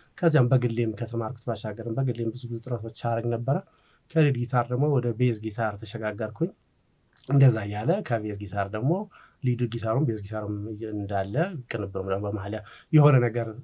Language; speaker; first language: Amharic; non-native, local second language; Tigrinya